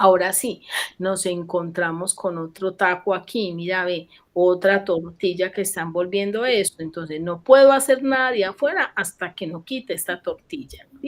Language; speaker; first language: Spanish; native; Spanish